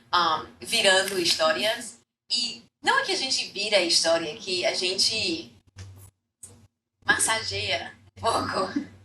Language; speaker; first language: Portuguese; non-native, fluent; English